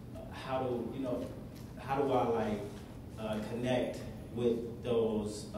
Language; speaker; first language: English; native; English